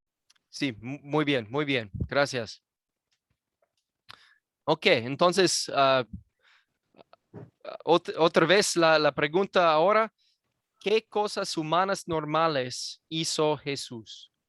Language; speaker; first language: Spanish; non-native, fluent; English